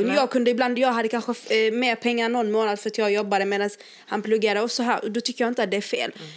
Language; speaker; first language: Swedish; early bilingual, other home language; Arabic